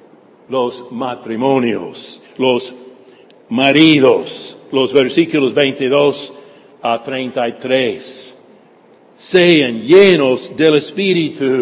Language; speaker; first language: Spanish; non-native, fluent; English